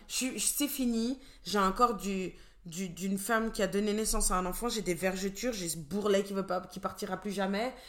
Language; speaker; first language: French; early bilingual, other home language; Portuguese